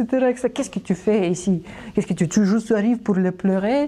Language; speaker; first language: French; non-native, learner; Russian